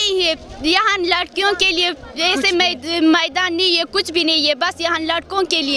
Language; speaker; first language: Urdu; non-native, local second language; Khowar